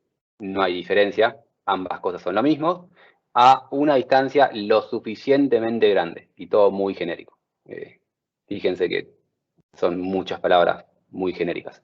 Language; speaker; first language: Spanish; native; Spanish